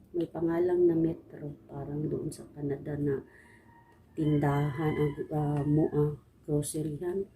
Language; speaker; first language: Filipino; non-native, local second language; Cebuano